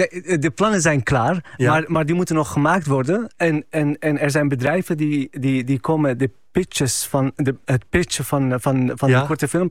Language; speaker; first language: Dutch; non-native, fluent; Arabic